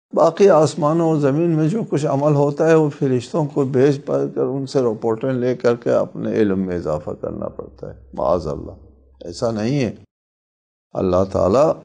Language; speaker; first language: Urdu; non-native, local second language; Balti